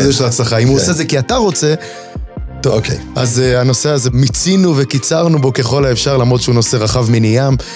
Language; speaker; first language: Hebrew; native; Hebrew